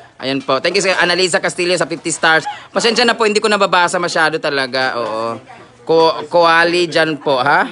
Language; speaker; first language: Filipino; non-native, local second language; Cebuano